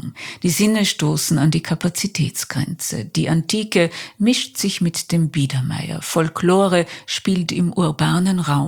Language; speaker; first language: German; native; German